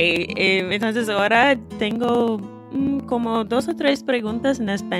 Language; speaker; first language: Spanish; non-native, learner; English